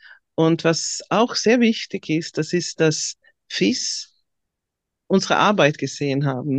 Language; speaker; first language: German; non-native, fluent; Swedish